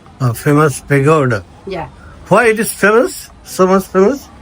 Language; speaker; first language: English; non-native, learner; Bangla